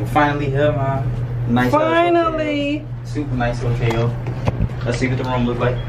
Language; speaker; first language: English; native; English